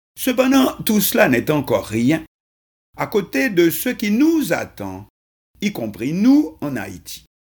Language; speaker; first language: French; non-native, local second language; Haitian Creole